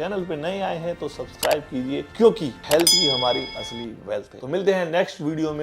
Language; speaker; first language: Hindi; native; Hindi